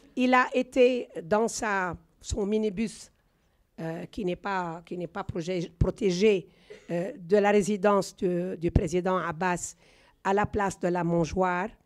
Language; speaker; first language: French; non-native, local second language; Arabic